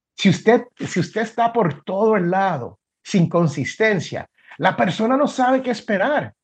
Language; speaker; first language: Spanish; native; Spanish